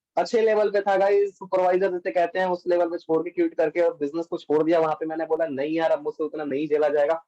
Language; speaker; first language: Hindi; native; Hindi